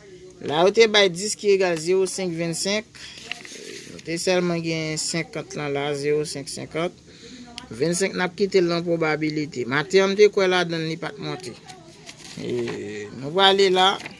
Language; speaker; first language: French; non-native, local second language; Haitian Creole